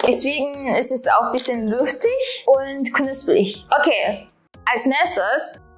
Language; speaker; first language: German; non-native, fluent; Japanese